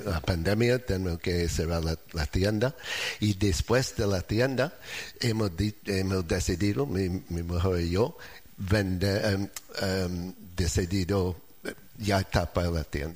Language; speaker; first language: Spanish; non-native, learner; English